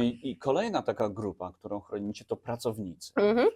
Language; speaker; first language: Polish; native; Polish